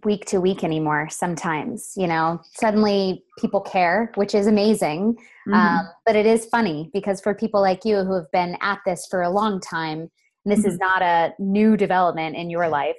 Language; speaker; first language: English; native; English